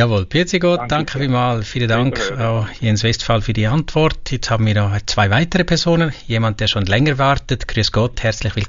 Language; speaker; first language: German; native; German